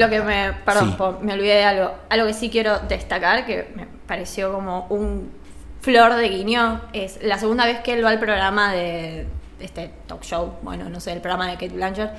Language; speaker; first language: Spanish; native; Spanish